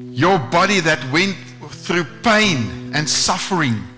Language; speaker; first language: English; non-native, local second language; Afrikaans